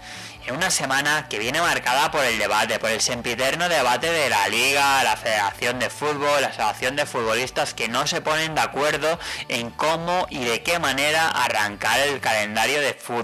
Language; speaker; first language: Spanish; native; Spanish